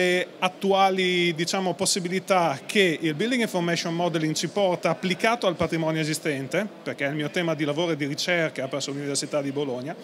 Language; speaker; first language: Italian; native; Italian